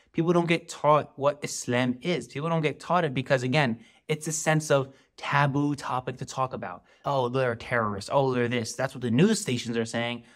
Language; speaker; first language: English; native; English